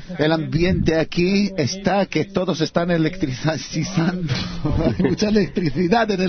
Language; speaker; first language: Spanish; non-native, learner; Hebrew